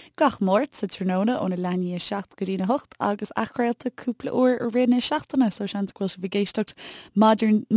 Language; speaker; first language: Irish; native; Irish